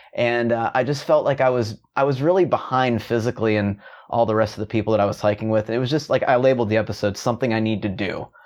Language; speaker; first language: English; native; English